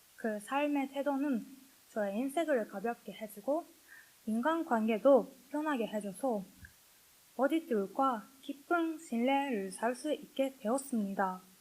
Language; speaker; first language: Korean; non-native, learner; Japanese